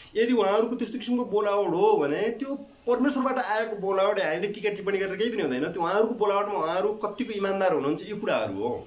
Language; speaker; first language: Nepali; native; Nepali